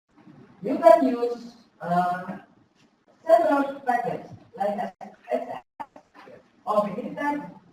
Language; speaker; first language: English; non-native, fluent; Indonesian